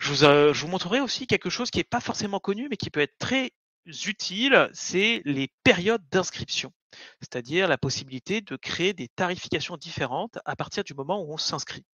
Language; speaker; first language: French; native; French